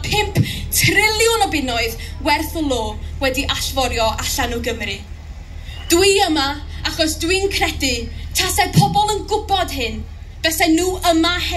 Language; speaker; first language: Welsh; non-native, local second language; English